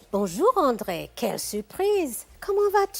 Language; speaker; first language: French; non-native, fluent; English